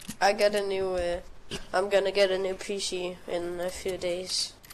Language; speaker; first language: English; non-native, fluent; Danish